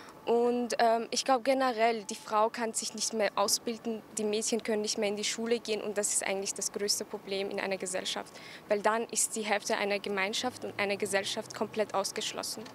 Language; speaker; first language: German; early bilingual, other home language; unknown